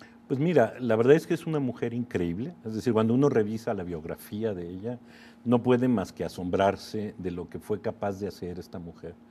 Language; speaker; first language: Spanish; native; Spanish